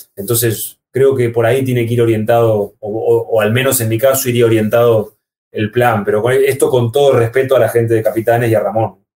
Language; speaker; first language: Spanish; native; Spanish